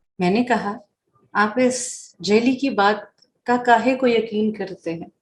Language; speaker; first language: Urdu; native; Urdu